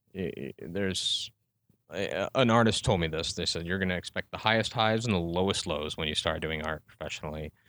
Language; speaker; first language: English; native; English